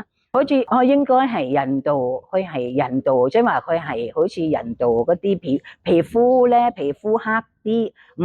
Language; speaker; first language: Cantonese; non-native, learner; Thai